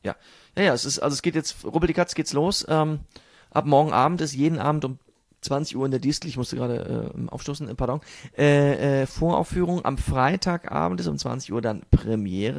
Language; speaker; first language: German; native; German